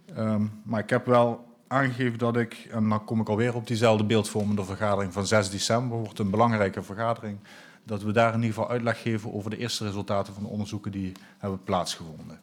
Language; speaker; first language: Dutch; native; Dutch